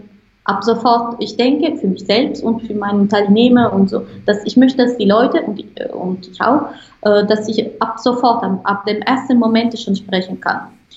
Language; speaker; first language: German; non-native, fluent; Italian